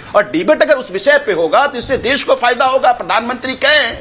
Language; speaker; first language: Hindi; native; Hindi